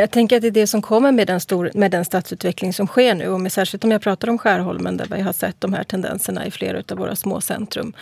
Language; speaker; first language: Swedish; native; Swedish